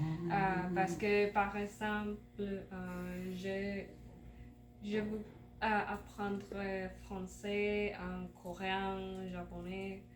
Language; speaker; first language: French; non-native, learner; Spanish